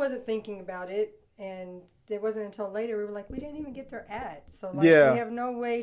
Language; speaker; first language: English; native; English